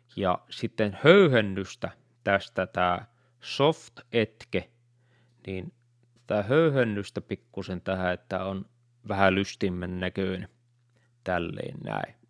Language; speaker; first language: Finnish; native; Finnish